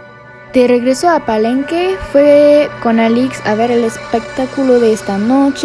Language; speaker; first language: Spanish; non-native, fluent; French